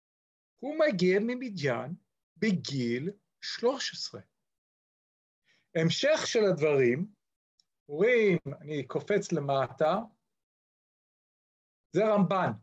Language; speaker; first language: Hebrew; non-native, fluent; English